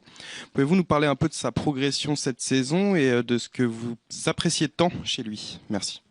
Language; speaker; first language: French; native; French